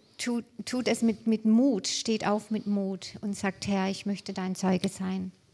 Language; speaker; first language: German; native; German